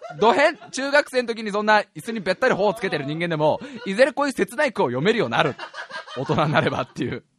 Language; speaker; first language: Japanese; native; Japanese